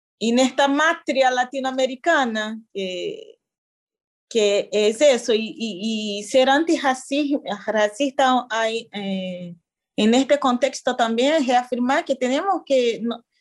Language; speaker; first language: Spanish; non-native, fluent; Portuguese